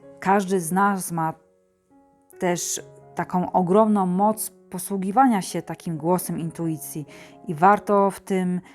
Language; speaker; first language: Polish; native; Polish